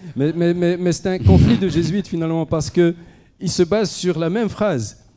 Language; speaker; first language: French; non-native, local second language; Arabic